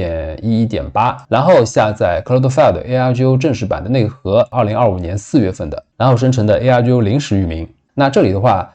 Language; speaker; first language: Chinese; native; Chinese